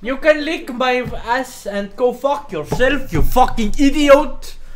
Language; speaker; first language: English; non-native, learner; Estonian